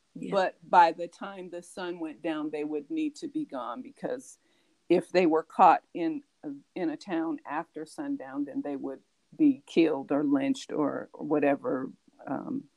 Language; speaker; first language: English; native; English